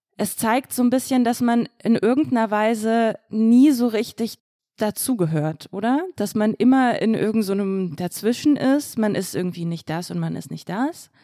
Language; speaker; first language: German; early bilingual, other home language; Russian